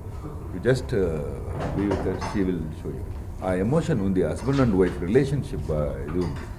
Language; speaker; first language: Telugu; non-native, fluent; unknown